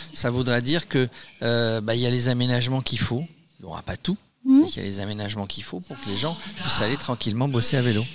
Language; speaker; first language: French; native; French